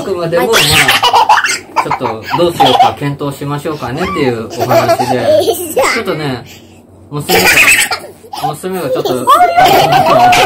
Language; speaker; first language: Japanese; native; Japanese